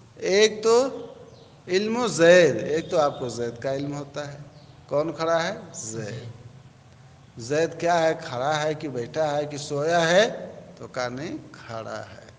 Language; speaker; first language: Urdu; native; Urdu